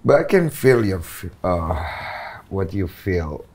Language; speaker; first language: English; non-native, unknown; Indonesian